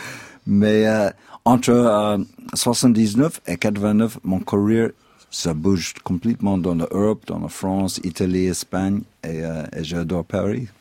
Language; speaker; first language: French; non-native, fluent; English